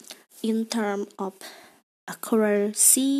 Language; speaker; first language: English; non-native, learner; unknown